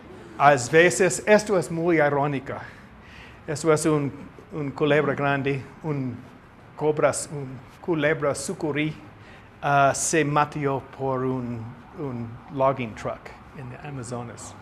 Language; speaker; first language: Spanish; non-native, learner; English